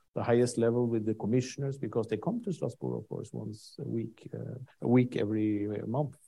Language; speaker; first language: English; non-native, fluent; Norwegian